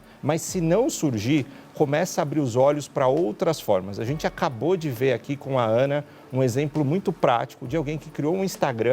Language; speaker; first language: Portuguese; native; Portuguese